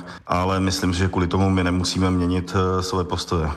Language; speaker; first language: Czech; native; Czech